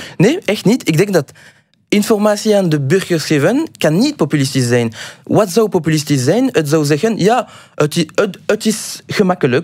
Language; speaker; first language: Dutch; non-native, local second language; French